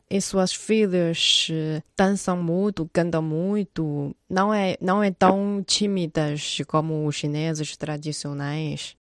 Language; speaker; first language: Portuguese; non-native, fluent; Chinese